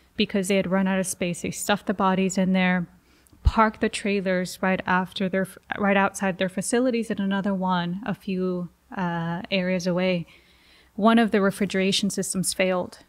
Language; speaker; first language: English; early bilingual, other home language; Spanish